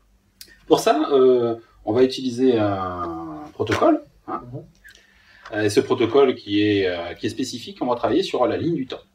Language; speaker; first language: French; native; French